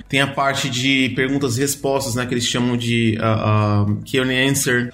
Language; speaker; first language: Portuguese; native; Portuguese